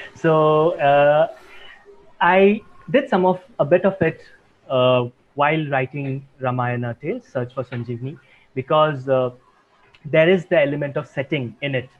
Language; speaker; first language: English; non-native, local second language; Assamese